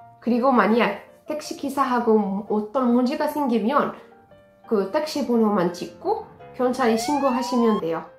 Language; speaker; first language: Korean; non-native, fluent; Arabic